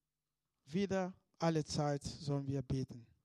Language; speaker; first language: German; non-native, fluent; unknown